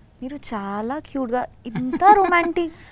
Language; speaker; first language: Telugu; non-native, learner; Bangla